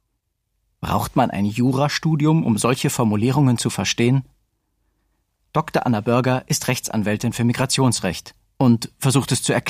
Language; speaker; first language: German; native; German